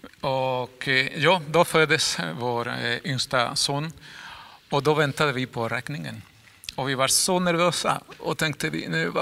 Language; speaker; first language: Swedish; non-native, fluent; Spanish